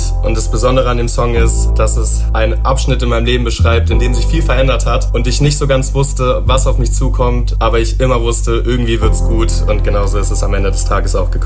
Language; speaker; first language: German; native; German